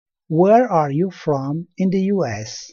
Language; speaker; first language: English; non-native, learner; Persian